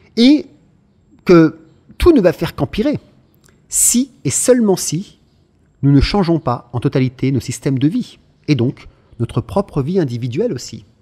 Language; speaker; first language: French; native; French